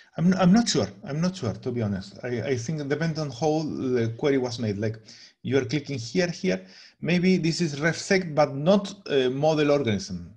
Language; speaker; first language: English; non-native, fluent; Spanish